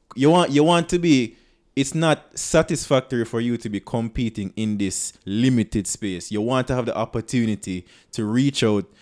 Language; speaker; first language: English; non-native, local second language; Jamaican Creole English